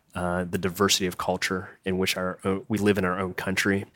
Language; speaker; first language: English; native; English